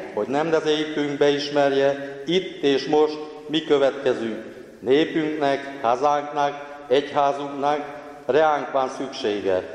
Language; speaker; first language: Hungarian; native; Hungarian